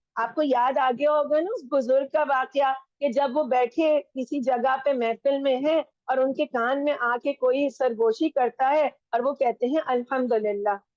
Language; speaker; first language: Urdu; non-native, local second language; Punjabi